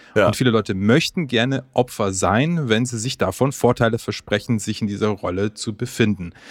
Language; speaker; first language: German; early bilingual, other home language; Croatian